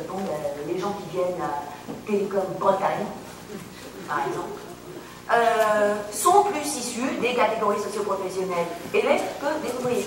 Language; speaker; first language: French; native; French